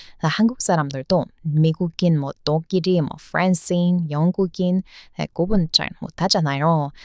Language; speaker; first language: Korean; non-native, fluent; English